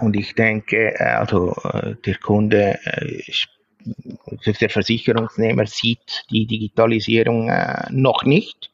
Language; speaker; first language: German; non-native, fluent; Italian